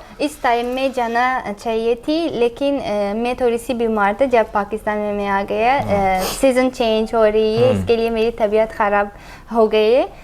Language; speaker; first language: Urdu; non-native, learner; Azerbaijani